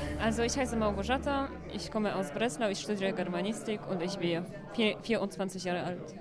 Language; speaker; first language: German; non-native, fluent; Polish